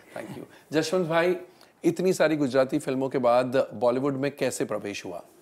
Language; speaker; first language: Hindi; native; Hindi